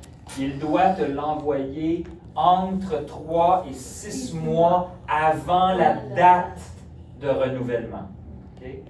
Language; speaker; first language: French; native; French